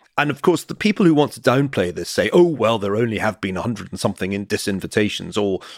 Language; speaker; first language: English; native; English